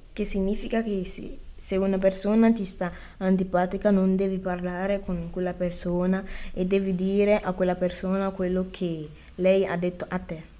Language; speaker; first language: Italian; early bilingual, other home language; Akan